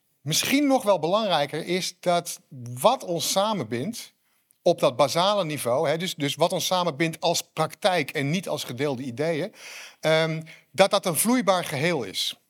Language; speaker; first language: Dutch; native; Dutch